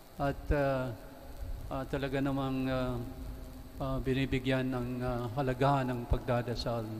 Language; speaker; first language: Filipino; native; Filipino